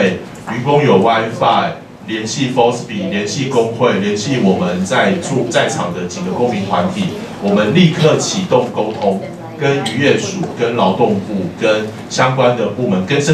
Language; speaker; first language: Chinese; native; Chinese